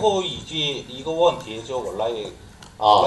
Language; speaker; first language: Chinese; non-native, fluent; Korean